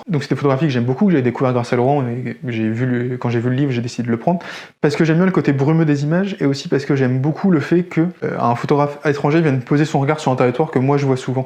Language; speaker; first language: French; native; French